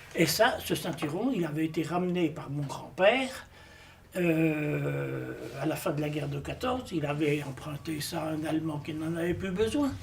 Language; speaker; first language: French; native; French